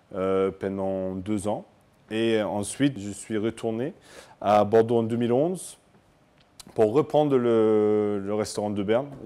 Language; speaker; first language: French; non-native, fluent; English